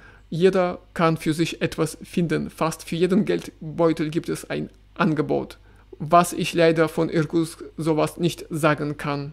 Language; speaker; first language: German; non-native, fluent; Russian